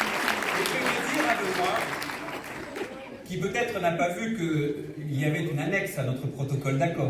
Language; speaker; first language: French; native; French